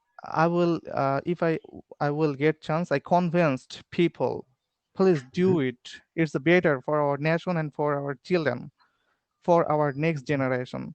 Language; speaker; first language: English; non-native, learner; Bangla